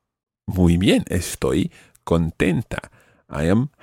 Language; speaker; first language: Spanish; non-native, fluent; English